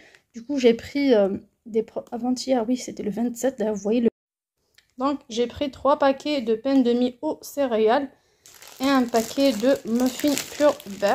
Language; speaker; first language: French; native; French